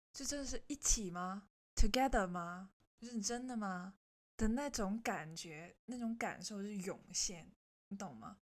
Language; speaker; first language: Chinese; non-native, local second language; Cantonese